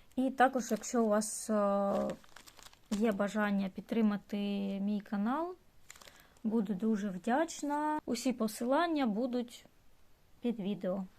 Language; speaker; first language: Ukrainian; non-native, local second language; Russian